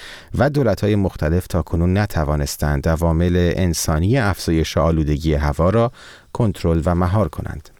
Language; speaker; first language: Persian; native; Persian